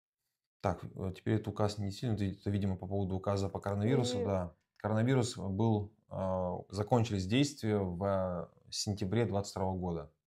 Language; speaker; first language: Russian; native; Russian